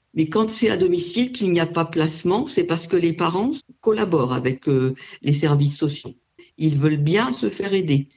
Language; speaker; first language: French; native; French